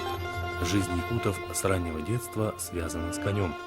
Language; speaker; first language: Russian; native; Russian